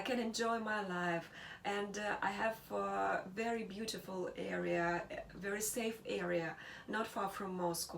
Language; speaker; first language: English; non-native, learner; Russian